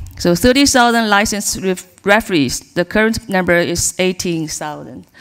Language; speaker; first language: English; non-native, learner; Chinese